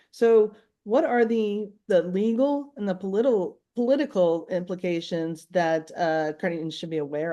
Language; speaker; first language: English; native; English